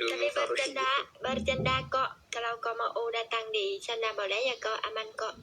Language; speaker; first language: Indonesian; non-native, learner; Vietnamese